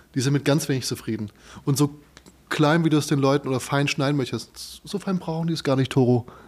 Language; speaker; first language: German; native; German